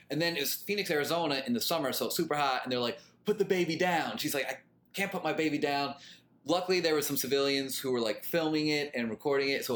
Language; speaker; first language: English; early bilingual, other home language; Spanish